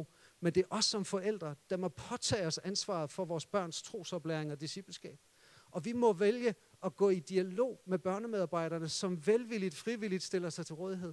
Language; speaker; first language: Danish; native; Danish